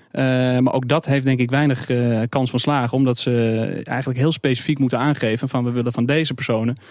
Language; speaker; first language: Dutch; native; Dutch